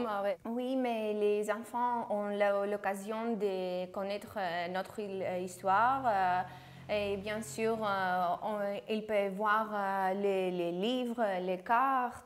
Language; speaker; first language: French; non-native, fluent; Greek